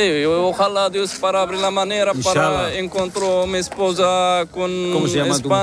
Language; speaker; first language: Spanish; non-native, learner; Arabic